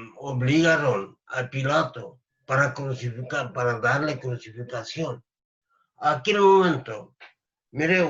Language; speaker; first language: Spanish; non-native, learner; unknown